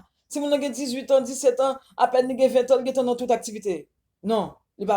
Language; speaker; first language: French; non-native, local second language; Haitian Creole